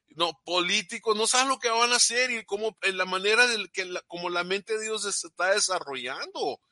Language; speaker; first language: Spanish; early bilingual, heritage; Spanish